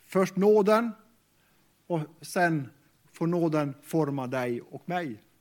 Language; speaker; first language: Swedish; non-native, local second language; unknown